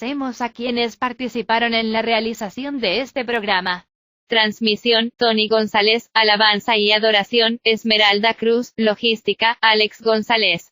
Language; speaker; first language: Spanish; native; Spanish